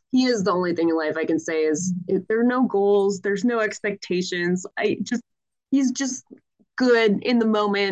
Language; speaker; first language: English; native; English